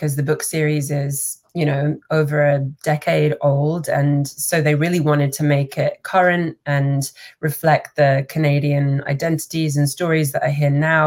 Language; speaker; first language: English; native; English